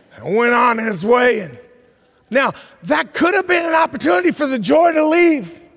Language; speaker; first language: English; early bilingual, heritage; English